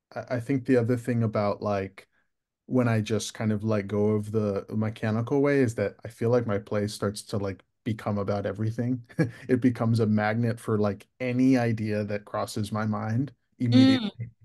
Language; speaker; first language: English; native; English